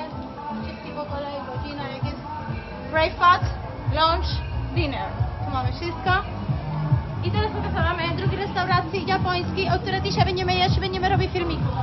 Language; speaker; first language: Polish; non-native, learner; Spanish